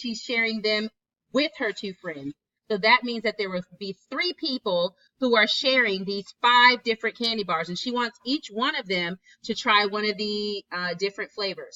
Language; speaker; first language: English; native; English